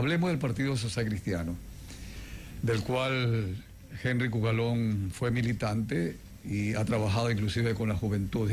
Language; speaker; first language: Spanish; native; Spanish